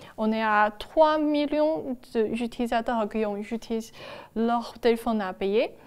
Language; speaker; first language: French; non-native, fluent; Chinese